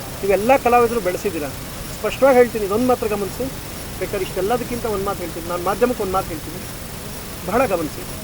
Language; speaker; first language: Kannada; native; Kannada